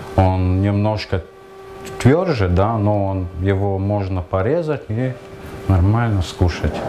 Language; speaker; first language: Russian; non-native, local second language; Latvian